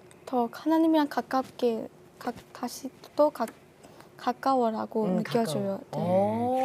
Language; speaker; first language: Korean; non-native, learner; Burmese